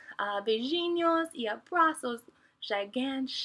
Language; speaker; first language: Portuguese; non-native, learner; English